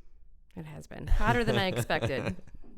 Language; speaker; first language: English; native; English